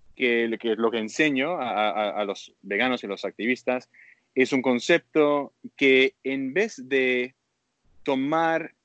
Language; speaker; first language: Spanish; early bilingual, heritage; Spanish